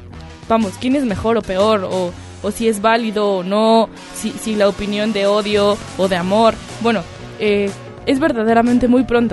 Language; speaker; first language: Spanish; native; Spanish